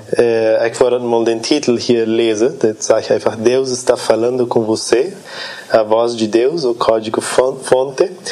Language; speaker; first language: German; early bilingual, heritage; Plautdietsch